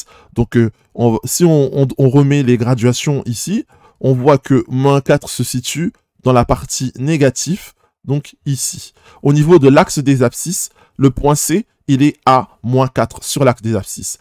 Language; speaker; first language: French; native; French